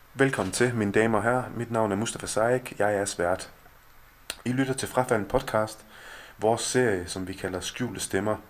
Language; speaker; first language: Danish; early bilingual, other home language; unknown